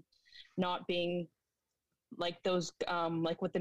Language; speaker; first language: English; native; English